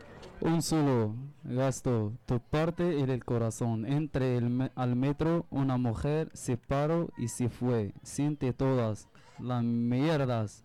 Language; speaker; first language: Spanish; non-native, learner; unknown